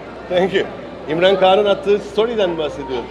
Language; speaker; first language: Turkish; native; Turkish